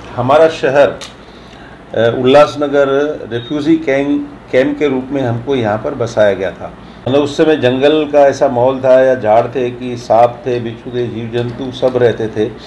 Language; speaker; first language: Hindi; non-native, local second language; Sindhi